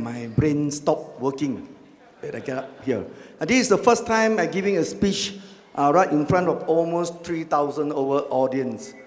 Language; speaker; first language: English; non-native, local second language; Chinese